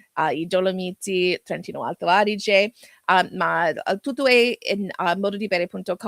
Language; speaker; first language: Italian; non-native, learner; English